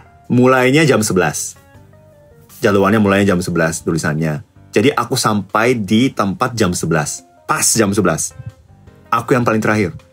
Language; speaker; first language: Indonesian; non-native, fluent; Japanese